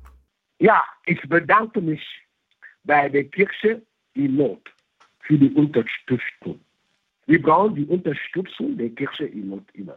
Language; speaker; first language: German; non-native, learner; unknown